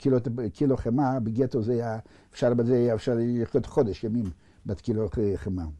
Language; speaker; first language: Hebrew; non-native, fluent; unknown